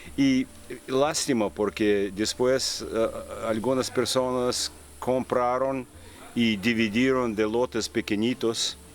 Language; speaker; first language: Spanish; non-native, learner; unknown